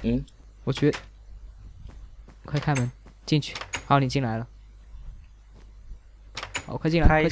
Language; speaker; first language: Chinese; native; Chinese